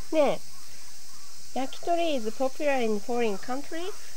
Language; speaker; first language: English; non-native, learner; Japanese